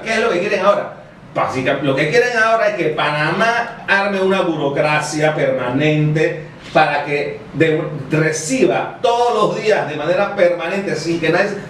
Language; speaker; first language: Spanish; native; Spanish